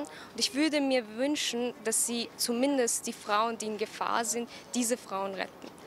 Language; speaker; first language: German; early bilingual, other home language; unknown